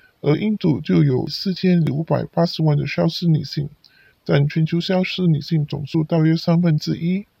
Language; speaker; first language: Chinese; non-native, local second language; Cantonese